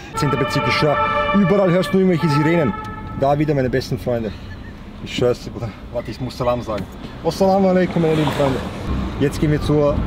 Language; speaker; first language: German; early bilingual, other home language; Bosnian